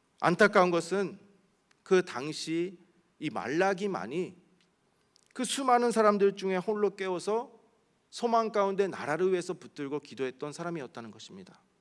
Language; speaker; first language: Korean; early bilingual, heritage; Korean